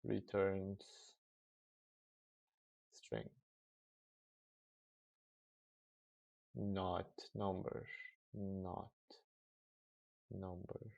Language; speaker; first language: English; non-native, fluent; Turkish